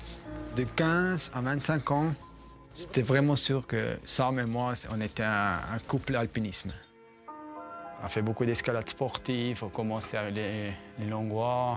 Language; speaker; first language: French; non-native, local second language; German